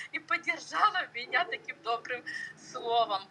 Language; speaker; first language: Russian; non-native, local second language; Ukrainian